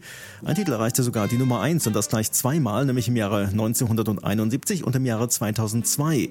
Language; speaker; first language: German; native; German